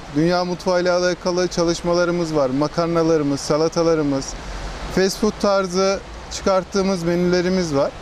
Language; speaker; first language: Turkish; native; Turkish